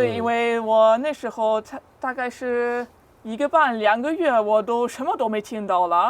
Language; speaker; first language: Chinese; non-native, fluent; German